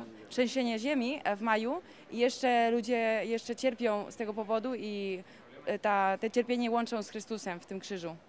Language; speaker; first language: Polish; early bilingual, heritage; Polish